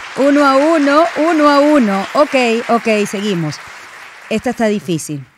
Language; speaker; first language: Spanish; native; Spanish